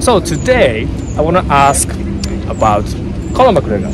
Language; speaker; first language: English; non-native, learner; Japanese